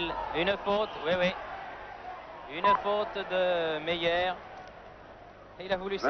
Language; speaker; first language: French; native; French